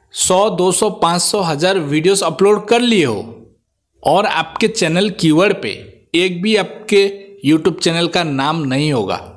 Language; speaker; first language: Hindi; non-native, local second language; Odia